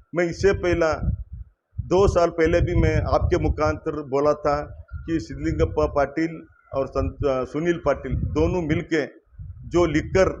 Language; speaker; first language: Hindi; non-native, local second language; Kannada